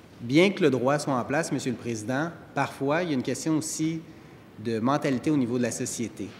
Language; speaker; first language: French; native; French